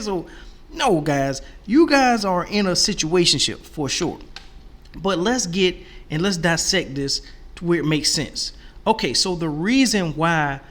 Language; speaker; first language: English; native; English